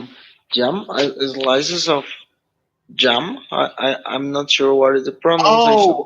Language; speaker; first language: English; non-native, learner; Spanish